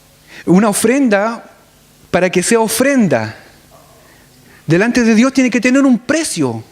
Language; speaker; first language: Spanish; native; Spanish